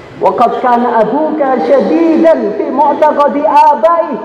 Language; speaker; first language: Arabic; non-native, fluent; Indonesian